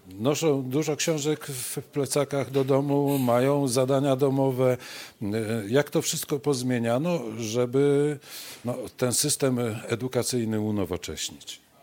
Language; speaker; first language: Polish; native; Polish